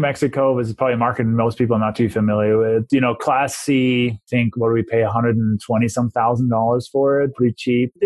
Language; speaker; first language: English; non-native, fluent; Danish